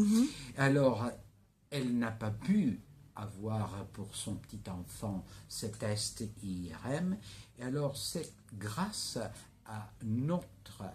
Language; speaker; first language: French; non-native, fluent; Greek